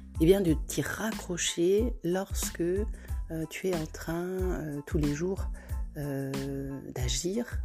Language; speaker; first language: French; native; French